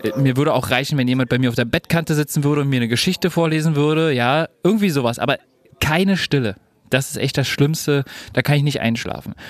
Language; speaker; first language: German; native; German